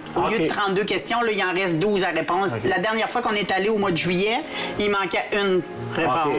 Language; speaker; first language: French; native; French